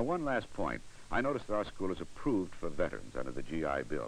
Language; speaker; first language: English; native; English